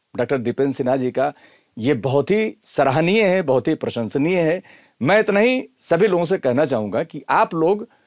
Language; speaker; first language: Hindi; native; Hindi